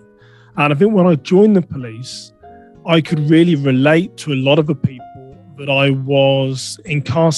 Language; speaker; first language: English; native; English